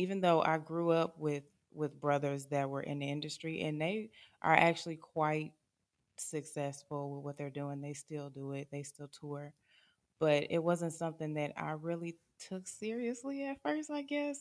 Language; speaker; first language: English; native; English